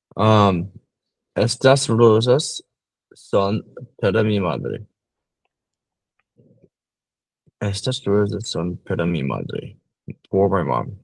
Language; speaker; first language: Spanish; non-native, learner; English